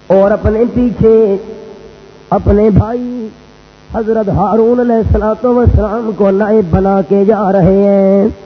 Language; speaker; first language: Urdu; non-native, local second language; Punjabi